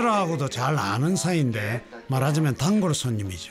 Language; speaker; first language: Korean; native; Korean